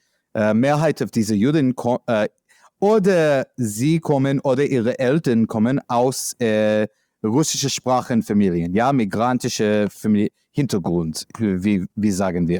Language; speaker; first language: German; non-native, learner; English